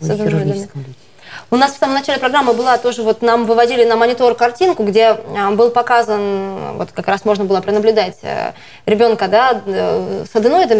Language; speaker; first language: Russian; native; Russian